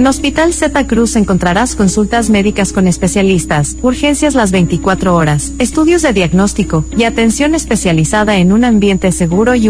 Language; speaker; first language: Spanish; native; Spanish